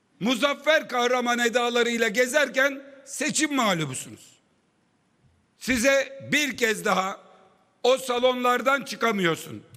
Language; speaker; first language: Turkish; native; Turkish